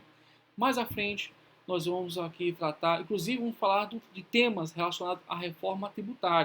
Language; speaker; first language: Portuguese; native; Portuguese